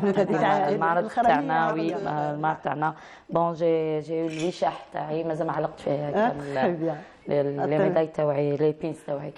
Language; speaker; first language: Arabic; native; Arabic